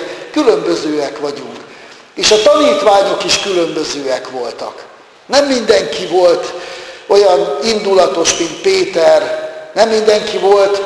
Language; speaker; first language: Hungarian; native; Hungarian